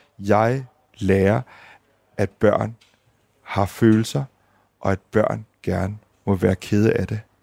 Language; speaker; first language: Danish; early bilingual, other home language; Indonesian